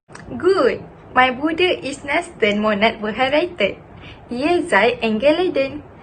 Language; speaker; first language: German; non-native, learner; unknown